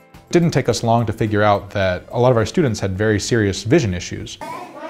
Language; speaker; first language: English; native; English